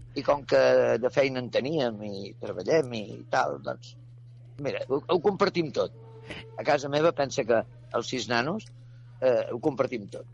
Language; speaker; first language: Catalan; native; Catalan